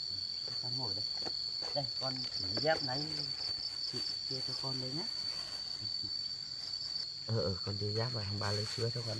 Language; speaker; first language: Vietnamese; native; Vietnamese